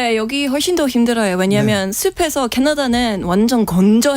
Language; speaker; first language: Korean; non-native, fluent; English